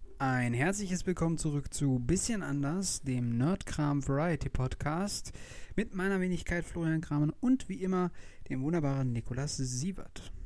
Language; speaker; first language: German; native; German